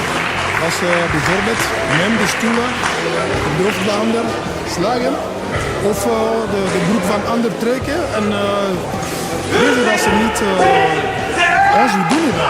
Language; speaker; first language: Dutch; non-native, learner; Lingala